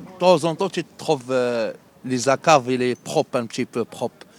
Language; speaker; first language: French; non-native, learner; Arabic